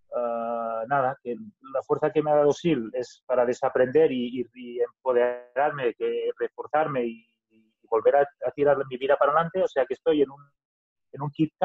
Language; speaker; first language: Spanish; non-native, local second language; Catalan